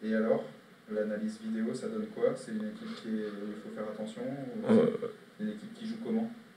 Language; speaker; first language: French; native; French